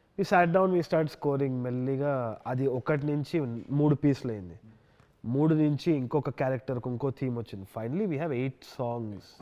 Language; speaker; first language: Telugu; native; Telugu